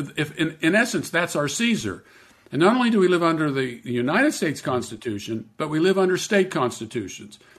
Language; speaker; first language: English; native; English